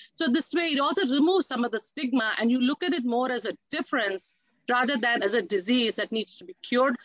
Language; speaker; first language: English; non-native, local second language; Tamil